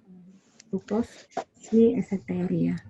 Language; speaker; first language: Spanish; non-native, learner; English